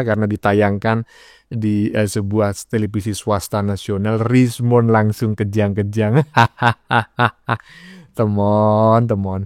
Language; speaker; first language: Indonesian; native; Indonesian